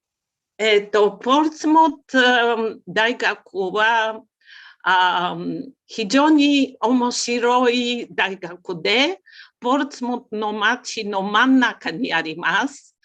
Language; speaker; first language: Japanese; non-native, learner; Bulgarian